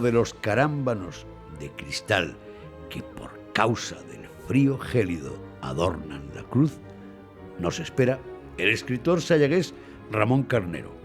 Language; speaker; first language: Spanish; native; Spanish